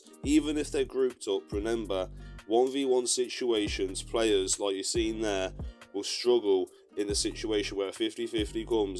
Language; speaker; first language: English; native; English